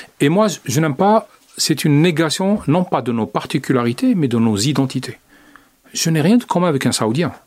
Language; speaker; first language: French; non-native, local second language; Arabic